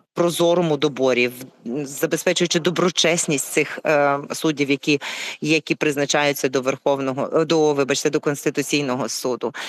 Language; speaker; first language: Ukrainian; native; Ukrainian